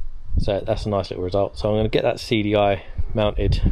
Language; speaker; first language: English; native; English